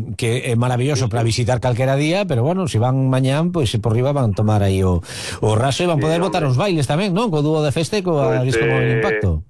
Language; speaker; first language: Galician; native; Galician